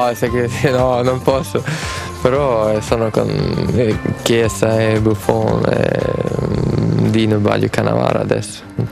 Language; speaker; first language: Italian; non-native, fluent; Swedish